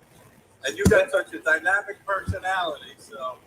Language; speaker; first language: English; native; English